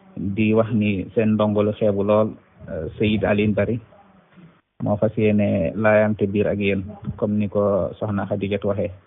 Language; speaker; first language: Wolof; non-native, local second language; Fula